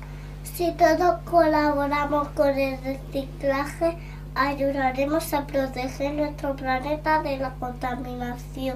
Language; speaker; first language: Spanish; native; Spanish